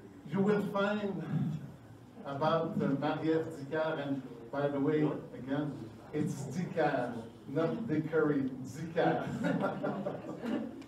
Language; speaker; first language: English; non-native, fluent; French